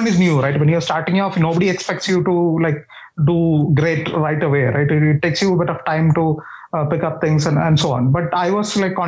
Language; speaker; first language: English; non-native, local second language; Malayalam